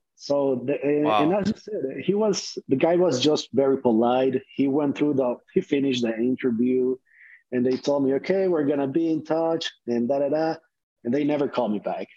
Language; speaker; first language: English; non-native, fluent; Spanish